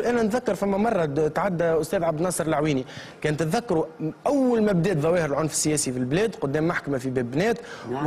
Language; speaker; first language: Arabic; native; Arabic